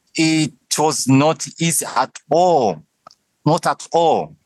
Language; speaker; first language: English; non-native, fluent; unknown